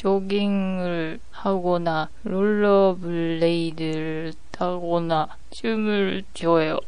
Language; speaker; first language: Korean; non-native, learner; Japanese